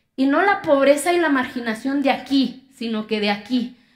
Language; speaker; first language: Spanish; non-native, local second language; Zapotec